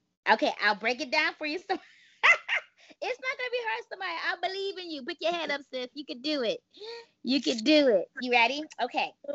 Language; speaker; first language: English; native; English